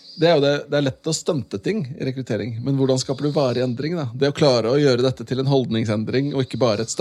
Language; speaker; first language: Norwegian; native; Norwegian